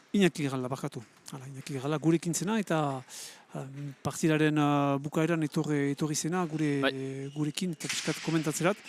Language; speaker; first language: Basque; native; Basque